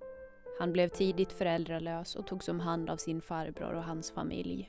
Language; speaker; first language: Swedish; native; Swedish